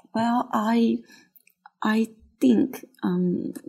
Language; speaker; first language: English; non-native, fluent; Chinese